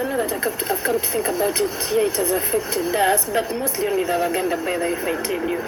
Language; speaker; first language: English; non-native, local second language; Ganda